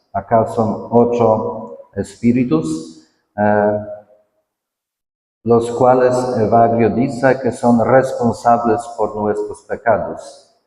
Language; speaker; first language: Spanish; non-native, fluent; Polish